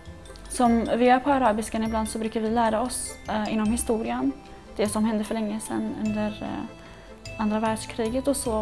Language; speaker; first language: Swedish; early bilingual, other home language; Arabic